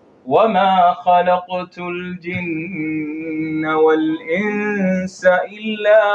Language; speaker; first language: Arabic; native; Arabic